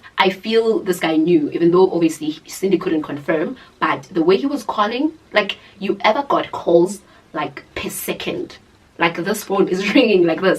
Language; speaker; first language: English; non-native, local second language; Zulu